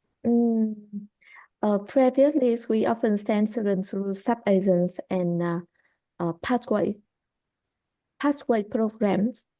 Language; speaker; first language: English; non-native, learner; Vietnamese